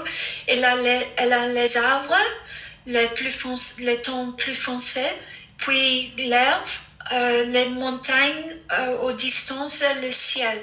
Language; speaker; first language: French; non-native, fluent; English